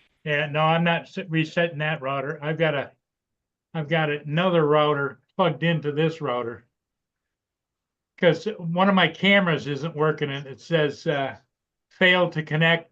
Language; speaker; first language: English; native; English